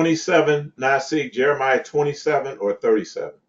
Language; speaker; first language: English; native; English